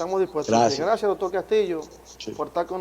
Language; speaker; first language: Spanish; native; Spanish